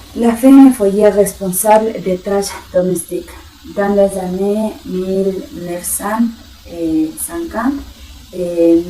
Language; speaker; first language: French; non-native, learner; Spanish